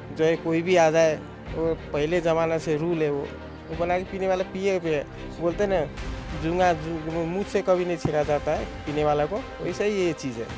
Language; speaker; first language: Hindi; non-native, fluent; Nepali